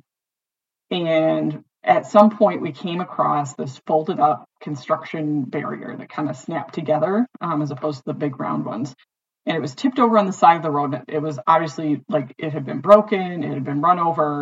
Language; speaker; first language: English; native; English